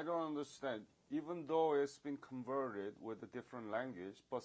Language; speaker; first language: English; non-native, fluent; Korean